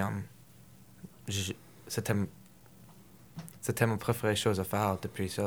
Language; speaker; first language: French; non-native, local second language; English